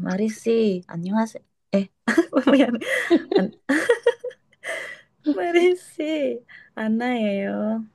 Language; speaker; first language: Korean; non-native, learner; Indonesian